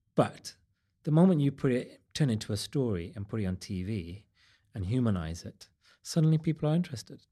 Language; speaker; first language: English; native; English